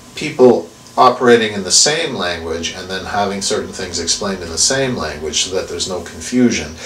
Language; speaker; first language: English; native; English